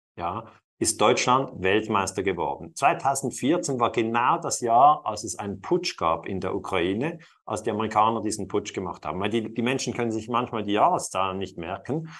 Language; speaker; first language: German; non-native, local second language; Italian